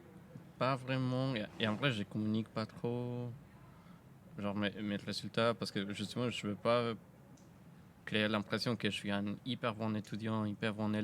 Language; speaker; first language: French; non-native, fluent; Spanish